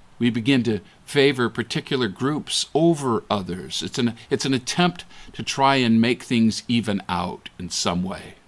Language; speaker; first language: English; native; English